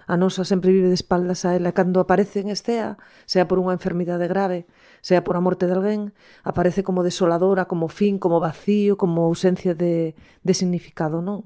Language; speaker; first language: Galician; non-native, local second language; Spanish